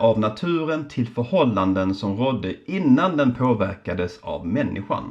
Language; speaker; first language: Swedish; native; Swedish